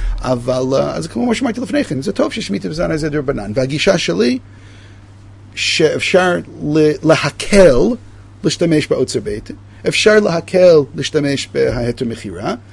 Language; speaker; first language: Hebrew; non-native, fluent; English